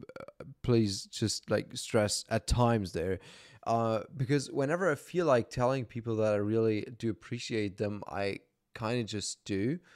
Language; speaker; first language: English; non-native, fluent; German